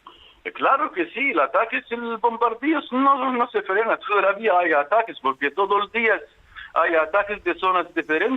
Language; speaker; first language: Spanish; non-native, fluent; Arabic